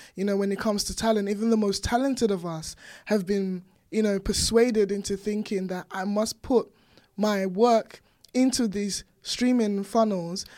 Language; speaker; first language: English; non-native, local second language; Igbo